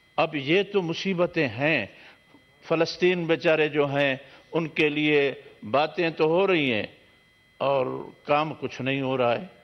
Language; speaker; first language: Urdu; non-native, local second language; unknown